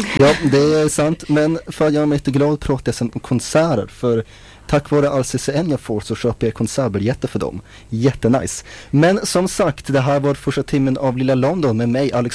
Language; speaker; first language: Swedish; native; Swedish